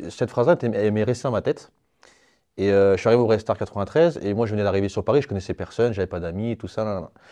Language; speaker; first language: French; native; French